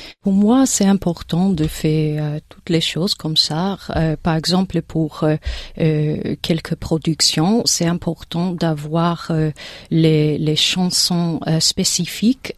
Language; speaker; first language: French; non-native, fluent; English